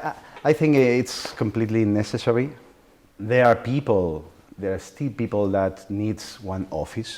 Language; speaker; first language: English; non-native, learner; Spanish